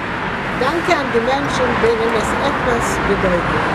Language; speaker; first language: German; early bilingual, heritage; Hebrew